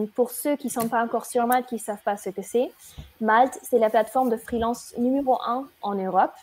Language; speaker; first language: French; non-native, fluent; German